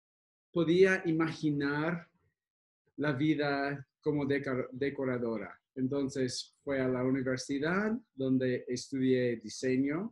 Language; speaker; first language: Spanish; non-native, fluent; English